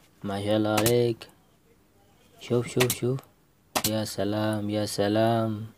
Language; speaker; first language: Arabic; non-native, learner; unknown